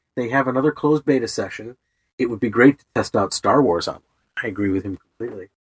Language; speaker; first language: English; native; English